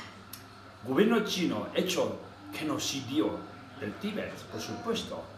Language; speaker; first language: Spanish; non-native, learner; Tibetan